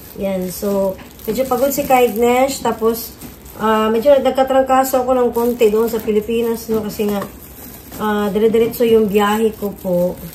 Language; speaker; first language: Filipino; native; Filipino